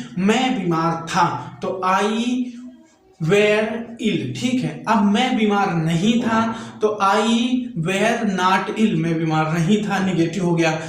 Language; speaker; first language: Hindi; native; Hindi